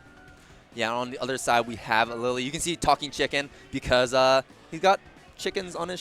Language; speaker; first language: English; native; English